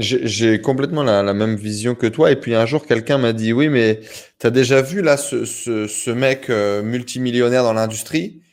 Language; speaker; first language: French; native; French